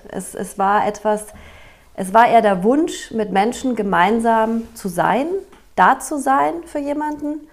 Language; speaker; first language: German; native; German